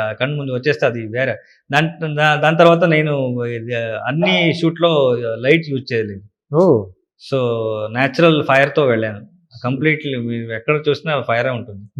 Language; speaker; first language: Telugu; non-native, learner; Kannada